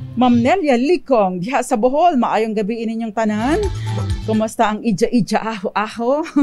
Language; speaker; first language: Filipino; native; Filipino